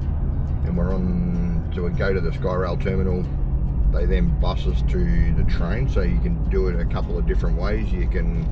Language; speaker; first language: English; native; English